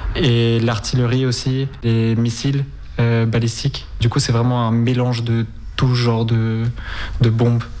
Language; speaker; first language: French; non-native, fluent; Spanish